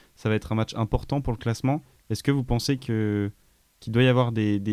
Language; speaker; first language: French; native; French